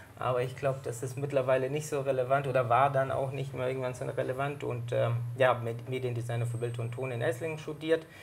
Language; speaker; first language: German; early bilingual, other home language; Greek